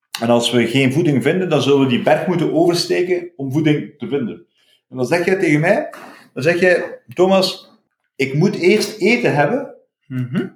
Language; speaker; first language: Dutch; native; Dutch